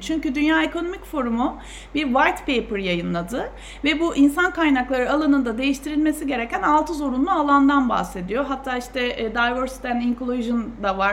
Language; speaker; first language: Turkish; native; Turkish